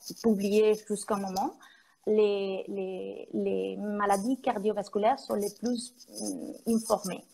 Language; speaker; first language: French; non-native, fluent; Spanish